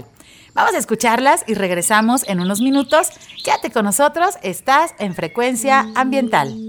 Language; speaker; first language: Spanish; native; Spanish